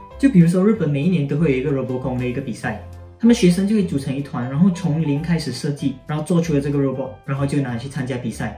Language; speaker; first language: Chinese; native; Chinese